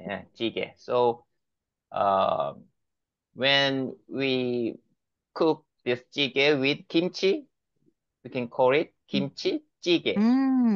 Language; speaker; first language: English; non-native, learner; Korean